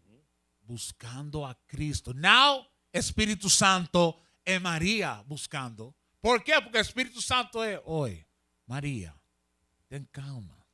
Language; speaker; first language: Spanish; early bilingual, heritage; Spanish